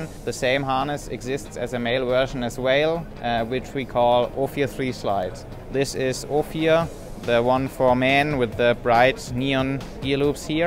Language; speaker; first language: English; non-native, fluent; German